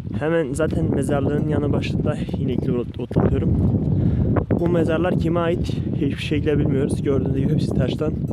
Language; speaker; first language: Turkish; non-native, local second language; Kurdish